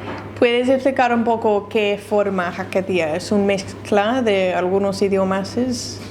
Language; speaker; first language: Spanish; non-native, learner; English